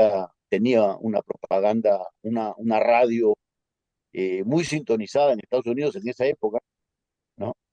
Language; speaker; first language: Spanish; native; Spanish